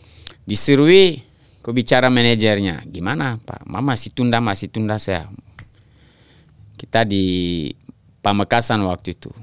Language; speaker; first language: Indonesian; non-native, local second language; French